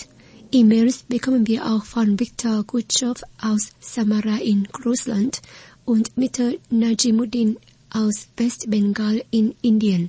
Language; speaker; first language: German; non-native, fluent; Vietnamese